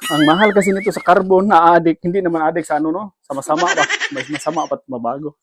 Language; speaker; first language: Filipino; non-native, local second language; Cebuano